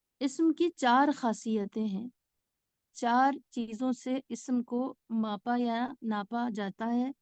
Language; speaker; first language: Urdu; native; Urdu